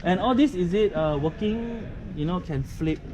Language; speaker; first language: English; non-native, learner; Cantonese